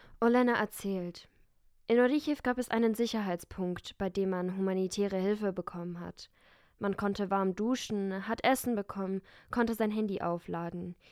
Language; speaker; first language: German; early bilingual, other home language; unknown